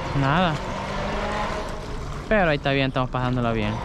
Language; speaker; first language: Spanish; native; Spanish